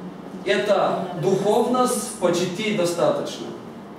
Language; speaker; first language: Russian; non-native, fluent; Bulgarian